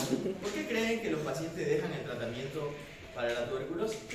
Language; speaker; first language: Spanish; native; Spanish